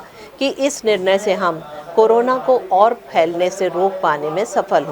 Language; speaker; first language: Hindi; native; Hindi